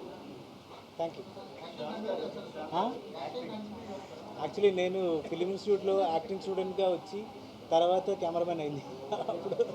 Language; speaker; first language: Telugu; non-native, learner; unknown